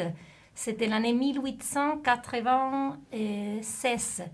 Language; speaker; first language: French; non-native, fluent; Spanish